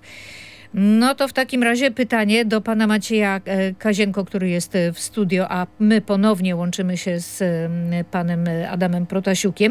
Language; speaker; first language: Polish; native; Polish